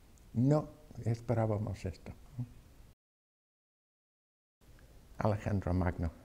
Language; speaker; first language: Spanish; non-native, fluent; English